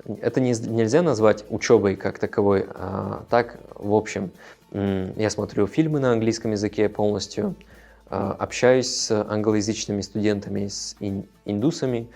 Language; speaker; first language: Russian; non-native, local second language; Tajik